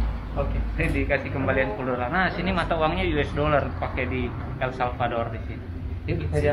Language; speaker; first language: Indonesian; native; Indonesian